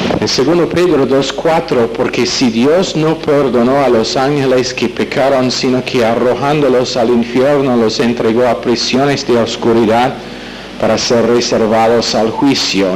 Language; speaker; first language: Spanish; non-native, fluent; English